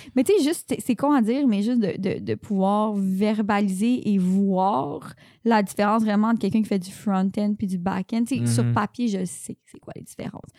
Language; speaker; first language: French; native; French